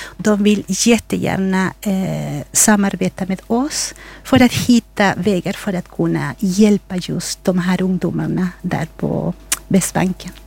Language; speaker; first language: Swedish; non-native, fluent; Spanish